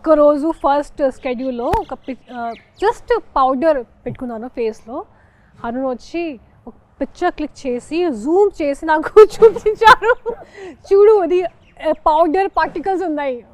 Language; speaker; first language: Telugu; non-native, local second language; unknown